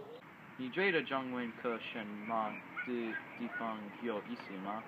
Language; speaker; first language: Chinese; non-native, learner; English